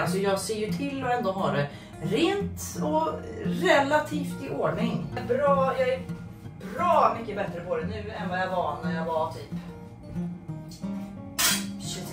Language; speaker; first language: Swedish; native; Swedish